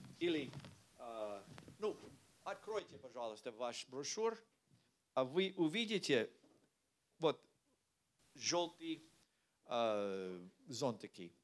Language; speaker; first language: Russian; non-native, learner; English